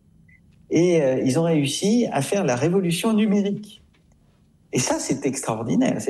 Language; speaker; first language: French; native; French